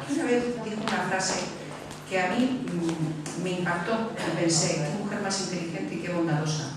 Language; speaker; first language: Spanish; native; Spanish